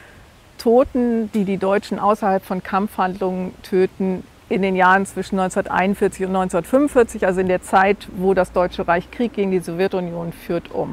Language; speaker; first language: German; native; German